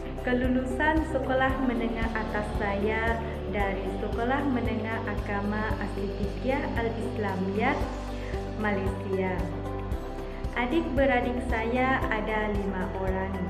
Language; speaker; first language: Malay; non-native, fluent; Thai